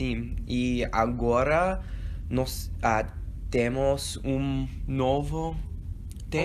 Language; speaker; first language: Portuguese; non-native, learner; English